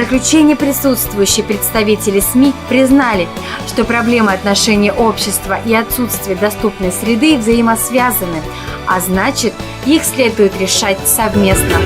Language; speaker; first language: Russian; native; Russian